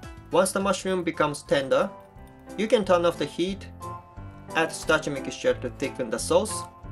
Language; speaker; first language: English; non-native, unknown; Japanese